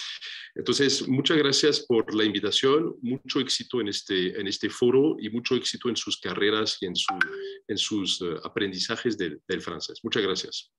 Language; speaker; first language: Spanish; non-native, fluent; French